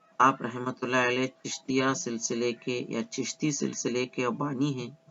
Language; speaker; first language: Urdu; native; Urdu